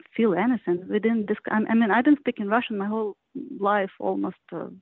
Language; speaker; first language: English; non-native, learner; Ukrainian